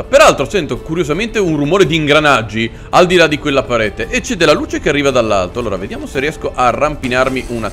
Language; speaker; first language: Italian; native; Italian